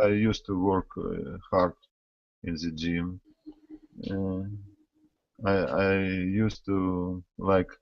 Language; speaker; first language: English; non-native, learner; Russian